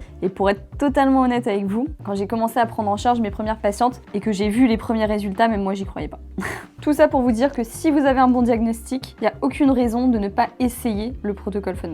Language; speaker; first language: French; native; French